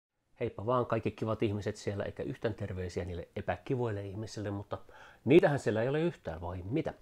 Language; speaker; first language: Finnish; native; Finnish